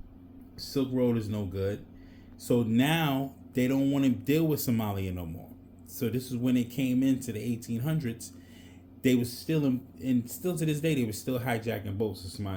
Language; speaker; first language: English; native; English